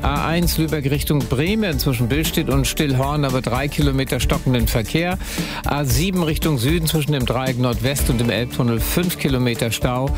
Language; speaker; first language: German; native; German